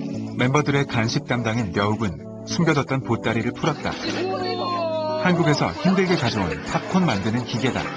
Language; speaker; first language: Korean; native; Korean